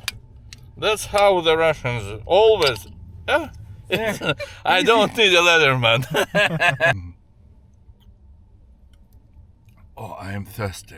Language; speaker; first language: English; non-native, learner; Russian